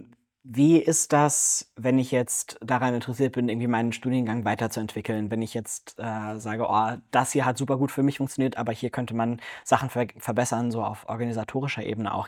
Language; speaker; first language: German; native; German